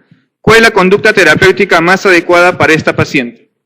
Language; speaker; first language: Spanish; native; Spanish